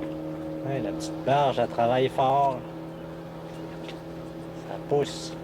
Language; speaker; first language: French; native; French